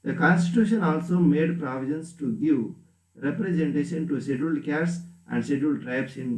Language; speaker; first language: English; non-native, local second language; Kannada